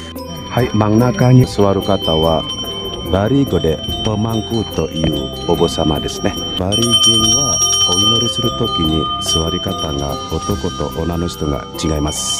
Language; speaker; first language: Japanese; non-native, learner; Indonesian